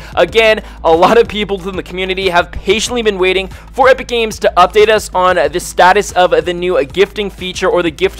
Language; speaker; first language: English; native; English